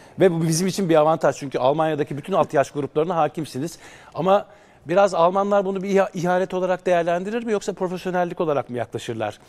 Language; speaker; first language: Turkish; native; Turkish